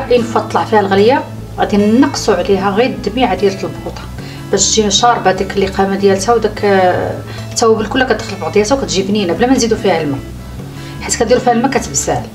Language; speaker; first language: Arabic; native; Arabic